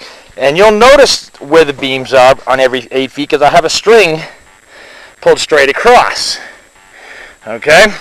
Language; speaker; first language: English; native; English